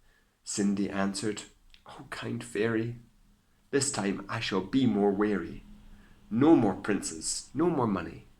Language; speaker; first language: English; native; English